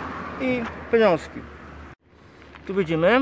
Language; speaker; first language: Polish; native; Polish